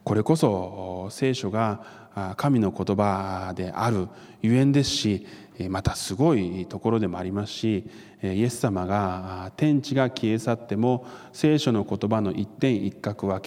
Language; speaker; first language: Japanese; non-native, fluent; Korean